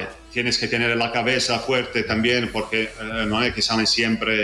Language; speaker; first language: Spanish; non-native, fluent; Italian